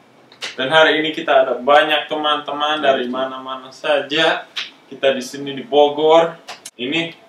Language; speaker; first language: Indonesian; non-native, fluent; English